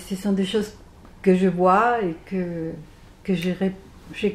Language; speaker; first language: French; non-native, fluent; Spanish